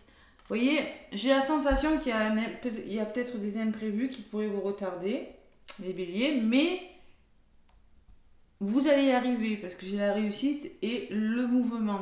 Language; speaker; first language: French; native; French